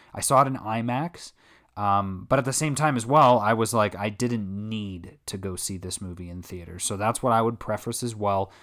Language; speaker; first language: English; native; English